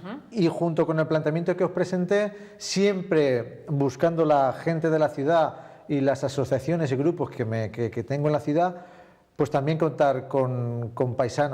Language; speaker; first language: Spanish; native; Spanish